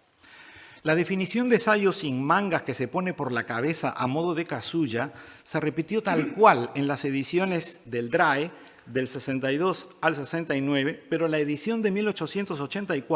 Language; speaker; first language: Spanish; native; Spanish